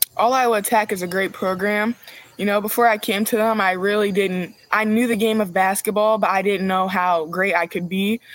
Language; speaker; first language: English; native; English